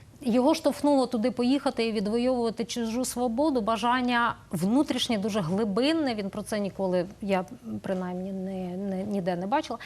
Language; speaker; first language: Ukrainian; native; Ukrainian